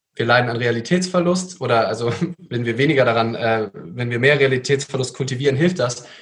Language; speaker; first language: German; native; German